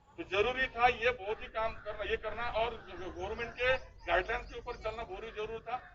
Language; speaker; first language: Hindi; non-native, local second language; Marathi